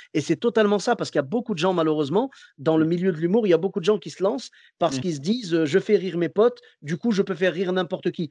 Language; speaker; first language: French; native; French